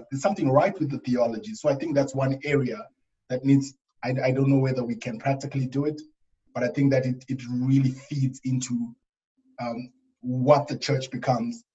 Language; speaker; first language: English; non-native, local second language; Shona